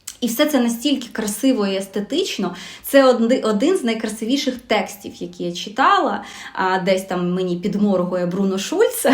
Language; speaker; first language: Ukrainian; non-native, local second language; Russian